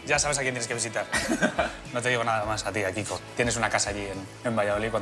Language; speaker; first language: Spanish; native; Spanish